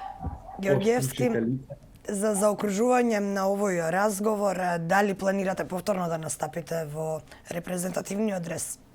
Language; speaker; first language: Macedonian; native; Macedonian